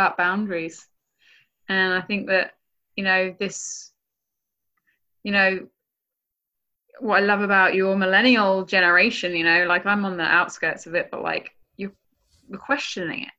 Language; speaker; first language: English; native; English